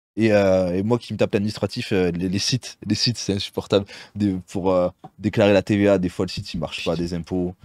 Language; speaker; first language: French; native; French